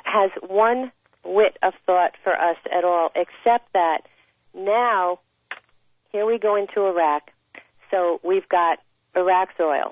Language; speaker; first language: English; native; English